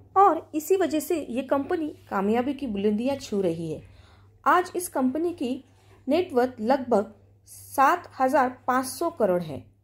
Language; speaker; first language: Hindi; non-native, local second language; Marathi